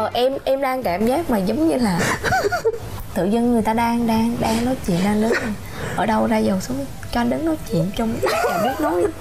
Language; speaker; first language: Vietnamese; native; Vietnamese